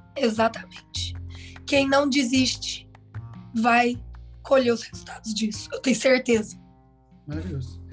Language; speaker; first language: Portuguese; native; Portuguese